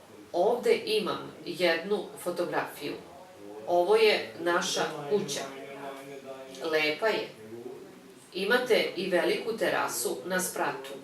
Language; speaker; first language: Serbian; non-native, fluent; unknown